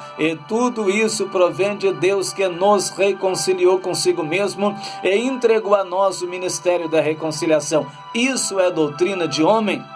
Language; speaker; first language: Portuguese; native; Portuguese